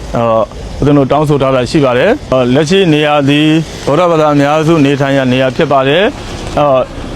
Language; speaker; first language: Burmese; native; Burmese